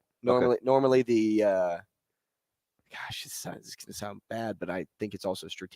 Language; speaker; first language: English; native; English